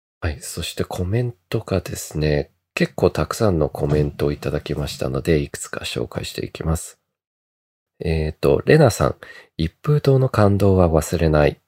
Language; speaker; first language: Japanese; early bilingual, heritage; Japanese